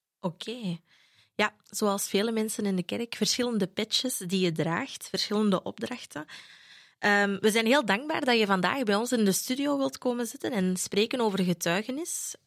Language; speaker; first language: Dutch; native; Dutch